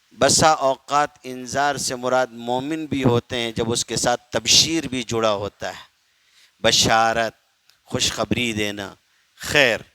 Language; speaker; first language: Urdu; native; Urdu